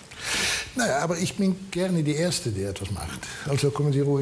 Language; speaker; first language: German; non-native, learner; Dutch